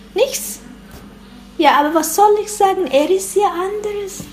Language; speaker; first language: German; non-native, learner; Tigrinya